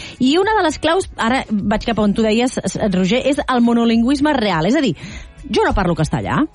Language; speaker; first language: Catalan; native; Catalan